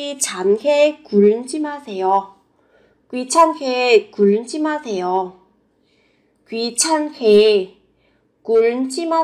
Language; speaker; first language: Korean; non-native, fluent; Vietnamese